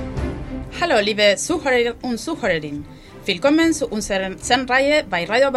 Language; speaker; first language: German; non-native, learner; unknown